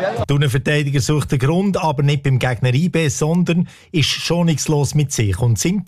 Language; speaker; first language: German; native; German